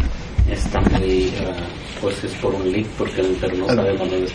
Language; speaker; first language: Spanish; native; Spanish